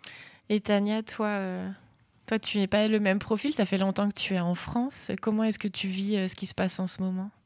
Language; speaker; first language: French; native; French